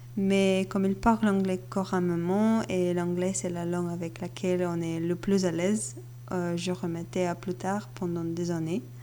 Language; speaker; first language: French; non-native, learner; Bulgarian